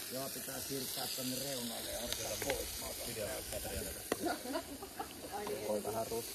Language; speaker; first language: Finnish; native; Finnish